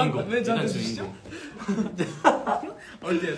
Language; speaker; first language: Korean; native; Korean